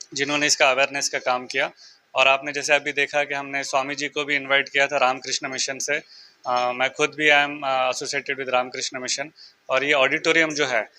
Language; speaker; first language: Hindi; non-native, local second language; Marathi